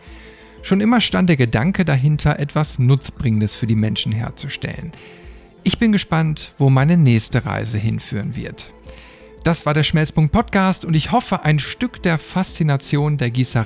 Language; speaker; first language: German; native; German